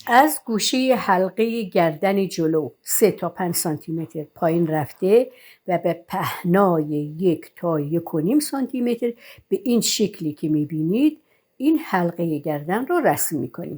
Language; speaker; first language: Persian; native; Persian